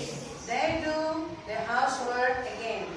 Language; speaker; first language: English; non-native, learner; Indonesian